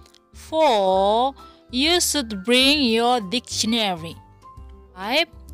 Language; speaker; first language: English; non-native, fluent; Indonesian